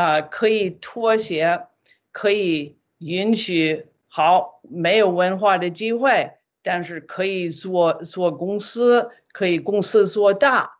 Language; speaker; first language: Chinese; non-native, fluent; English